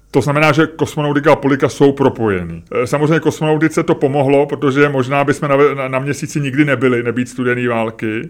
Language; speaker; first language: Czech; native; Czech